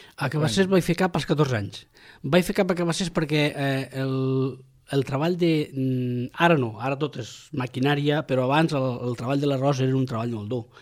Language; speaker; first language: Catalan; non-native, local second language; Spanish